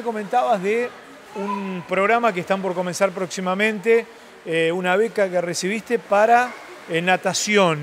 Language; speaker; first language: Spanish; native; Spanish